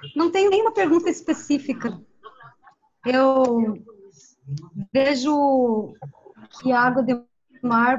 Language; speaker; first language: Spanish; non-native, learner; Portuguese